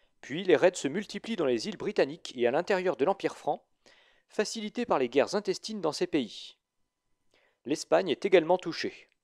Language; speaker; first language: French; native; French